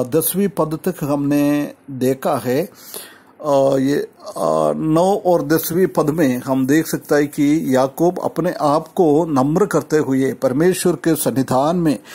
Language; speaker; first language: Hindi; non-native, local second language; Malayalam